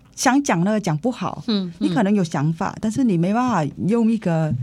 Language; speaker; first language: Chinese; non-native, fluent; Vietnamese